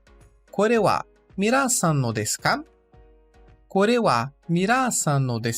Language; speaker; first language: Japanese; non-native, learner; Portuguese